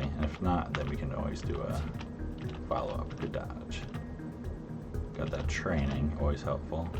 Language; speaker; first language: English; native; English